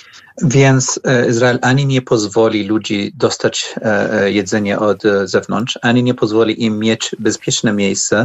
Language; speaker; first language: Polish; non-native, learner; Arabic